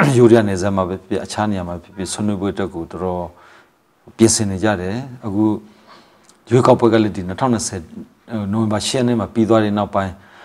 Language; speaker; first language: Burmese; non-native, local second language; Hakha Chin